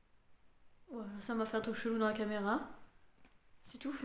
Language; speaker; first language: French; native; French